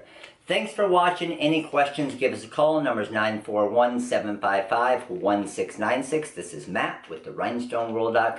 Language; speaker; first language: English; native; English